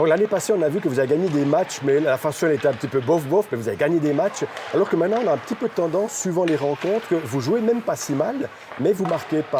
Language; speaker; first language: French; native; French